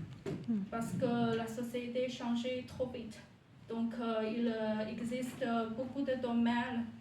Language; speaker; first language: French; non-native, learner; Chinese